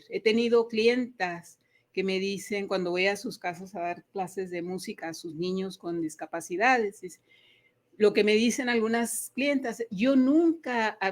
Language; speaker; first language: Spanish; early bilingual, other home language; English